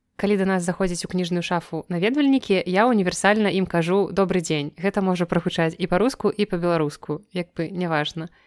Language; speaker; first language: Belarusian; non-native, local second language; Russian